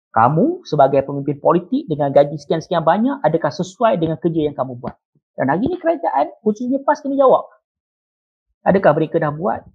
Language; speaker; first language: Malay; native; Malay